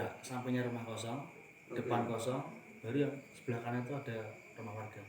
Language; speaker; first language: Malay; non-native, local second language; Javanese